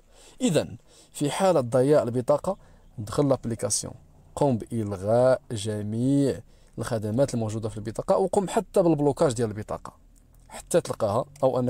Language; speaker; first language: Arabic; native; Arabic